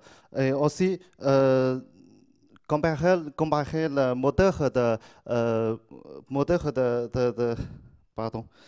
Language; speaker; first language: French; non-native, learner; Chinese